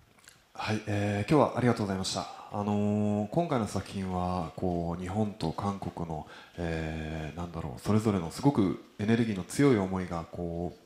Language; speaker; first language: Japanese; native; Japanese